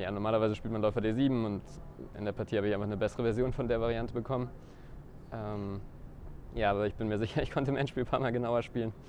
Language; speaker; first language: German; native; German